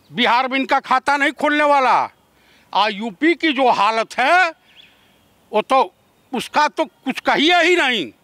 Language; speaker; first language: Hindi; native; Hindi